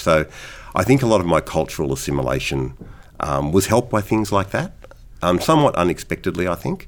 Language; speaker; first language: English; native; English